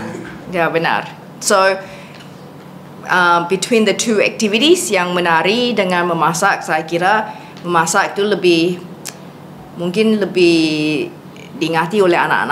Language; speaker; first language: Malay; non-native, fluent; English